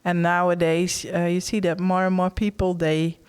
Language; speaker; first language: English; non-native, fluent; Western Frisian